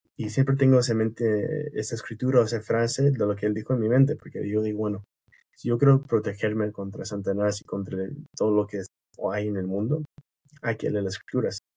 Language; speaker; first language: Spanish; non-native, fluent; English